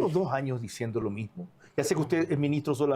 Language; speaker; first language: Spanish; native; Spanish